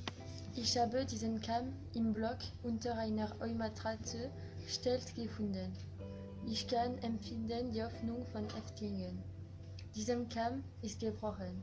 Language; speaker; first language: German; non-native, learner; French